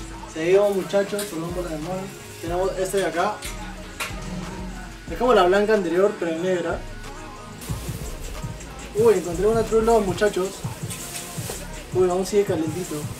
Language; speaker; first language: Spanish; native; Spanish